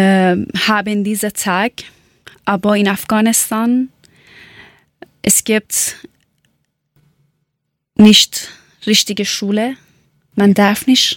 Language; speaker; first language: German; non-native, learner; Persian